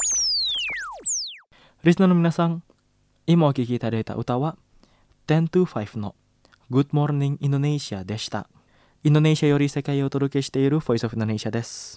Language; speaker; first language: Japanese; non-native, fluent; Indonesian